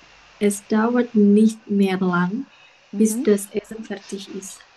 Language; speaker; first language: German; non-native, learner; Indonesian